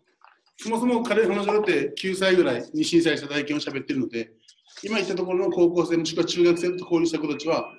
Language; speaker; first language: Japanese; native; Japanese